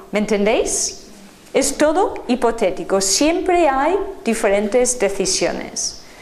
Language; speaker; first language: Spanish; non-native, fluent; English